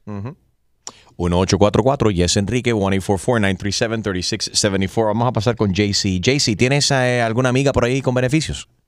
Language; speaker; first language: Spanish; early bilingual, heritage; Spanish